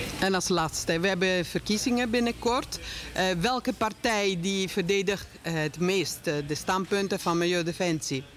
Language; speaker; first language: Dutch; non-native, fluent; Italian